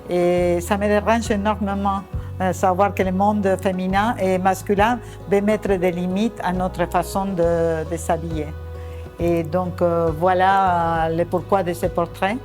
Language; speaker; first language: French; non-native, fluent; Spanish